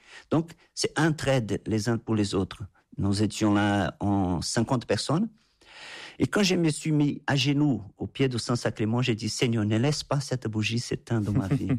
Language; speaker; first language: French; non-native, fluent; Portuguese